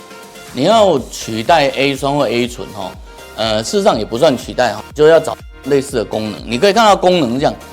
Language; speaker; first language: Chinese; native; Chinese